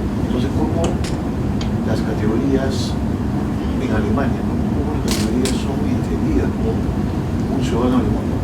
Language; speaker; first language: Spanish; native; Spanish